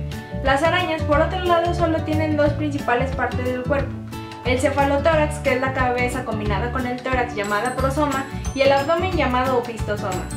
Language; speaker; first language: Spanish; native; Spanish